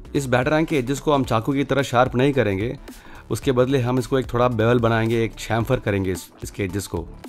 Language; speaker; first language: Hindi; non-native, local second language; Tamil